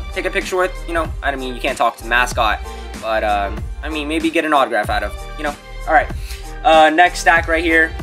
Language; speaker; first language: English; native; English